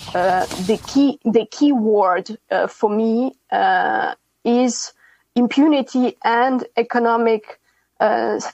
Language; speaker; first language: English; non-native, fluent; Ukrainian